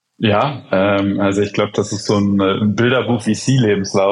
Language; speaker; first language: German; native; German